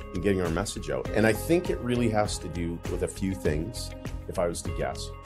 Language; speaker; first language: English; native; English